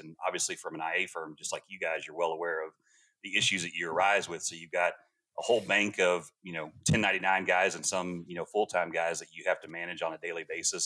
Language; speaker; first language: English; native; English